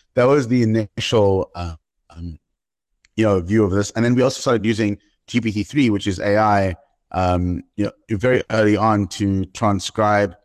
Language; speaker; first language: English; native; English